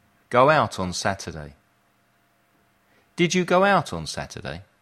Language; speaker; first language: English; native; English